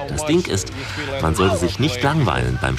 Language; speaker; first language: German; native; German